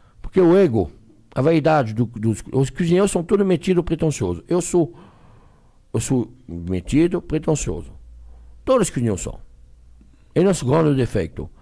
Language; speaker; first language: Portuguese; non-native, fluent; French